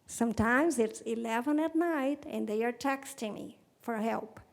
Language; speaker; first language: English; non-native, fluent; Portuguese